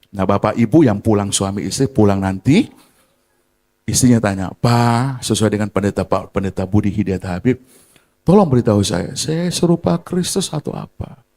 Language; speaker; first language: Indonesian; native; Indonesian